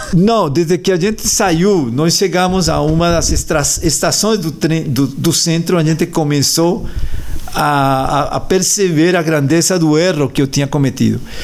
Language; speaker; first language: Portuguese; non-native, fluent; Spanish